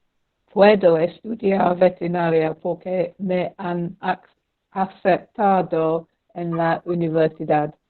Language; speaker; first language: Spanish; non-native, learner; English